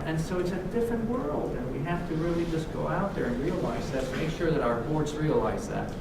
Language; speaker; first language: English; native; English